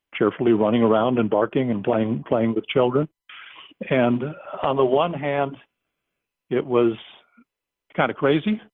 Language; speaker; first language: English; native; English